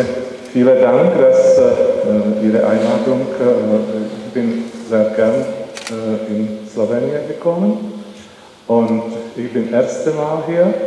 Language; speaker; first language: German; non-native, learner; Czech